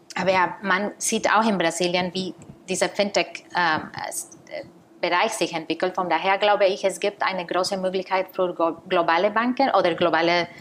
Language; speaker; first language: German; non-native, fluent; Spanish